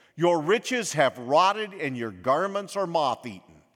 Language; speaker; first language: English; native; English